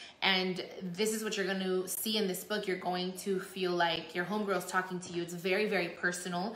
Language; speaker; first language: English; early bilingual, other home language; Spanish